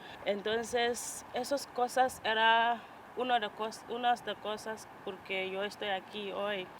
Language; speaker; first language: Spanish; non-native, fluent; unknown